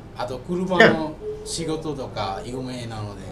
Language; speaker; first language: Japanese; non-native, fluent; Bangla